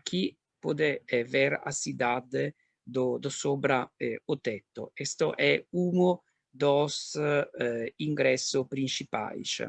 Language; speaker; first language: Portuguese; non-native, learner; Italian